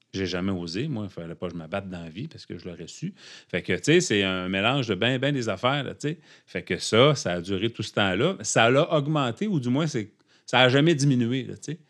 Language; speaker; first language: French; native; French